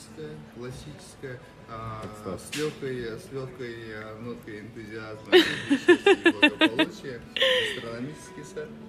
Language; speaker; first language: Russian; native; Russian